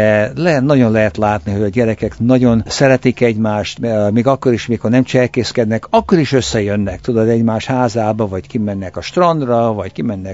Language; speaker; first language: Hungarian; early bilingual, heritage; Hungarian